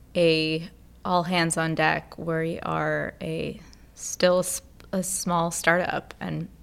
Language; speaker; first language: English; native; English